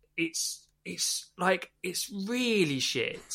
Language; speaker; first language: English; native; English